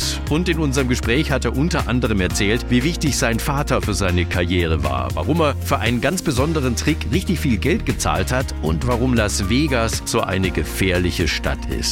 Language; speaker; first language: German; native; German